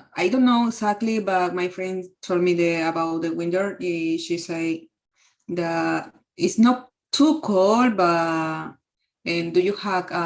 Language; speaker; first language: English; non-native, learner; Spanish